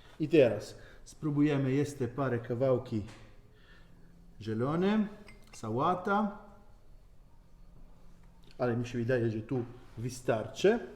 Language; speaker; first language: Polish; non-native, learner; Italian